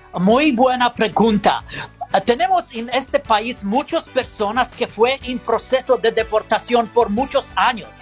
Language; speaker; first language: Spanish; non-native, learner; English